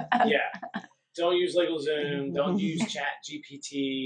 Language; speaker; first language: English; native; English